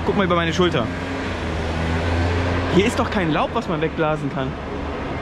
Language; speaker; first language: German; native; German